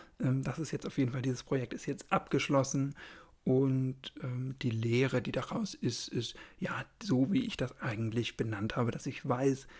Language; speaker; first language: German; native; German